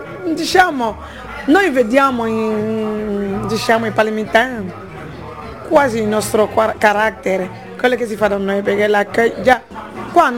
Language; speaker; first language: Italian; non-native, fluent; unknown